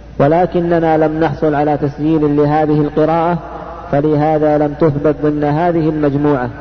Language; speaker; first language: Arabic; native; Arabic